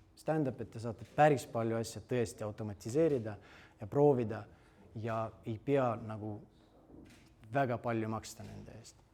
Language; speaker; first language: Estonian; non-native, fluent; Russian